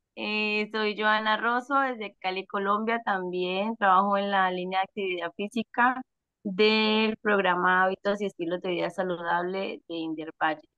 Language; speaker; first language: Spanish; native; Spanish